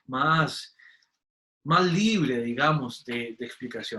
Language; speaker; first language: Spanish; native; Spanish